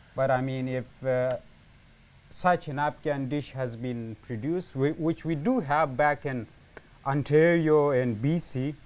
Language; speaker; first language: English; non-native, fluent; Pashto